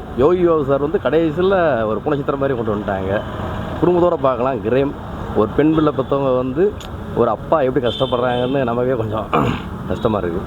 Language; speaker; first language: Tamil; native; Tamil